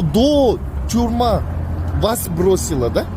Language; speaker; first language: Russian; non-native, local second language; Kazakh